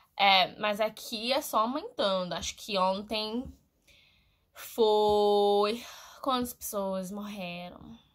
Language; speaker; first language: Portuguese; non-native, fluent; English